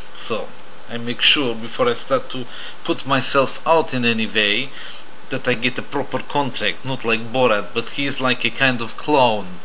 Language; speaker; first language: English; native; English